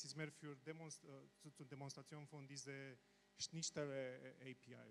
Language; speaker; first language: German; non-native, learner; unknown